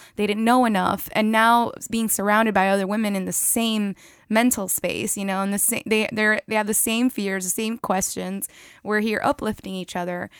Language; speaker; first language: English; native; English